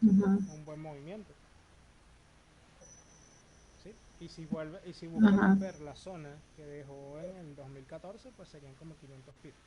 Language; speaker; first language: Spanish; native; Spanish